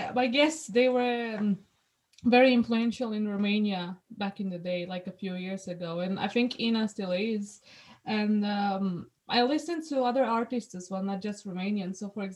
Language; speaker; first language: English; non-native, fluent; Romanian